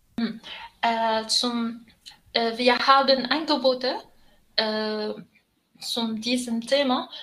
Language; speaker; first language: German; non-native, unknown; Arabic